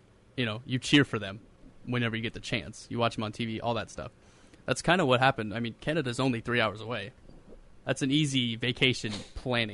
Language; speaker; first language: English; native; English